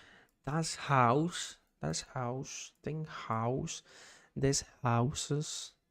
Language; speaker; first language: German; non-native, learner; Spanish